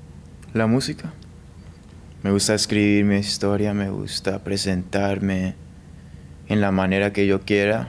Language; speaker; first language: Spanish; early bilingual, heritage; English